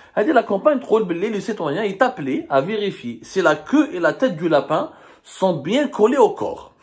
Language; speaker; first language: French; non-native, local second language; Arabic